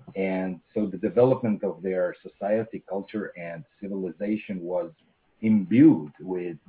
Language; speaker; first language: English; non-native, fluent; Russian